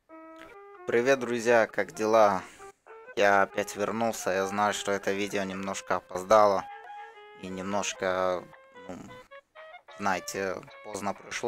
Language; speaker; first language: Russian; early bilingual, heritage; Russian